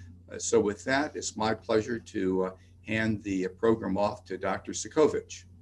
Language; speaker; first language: English; native; English